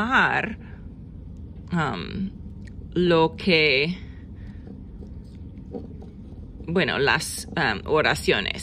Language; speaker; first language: Spanish; non-native, fluent; English